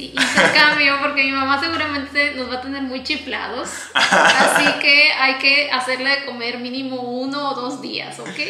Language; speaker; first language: Spanish; native; Spanish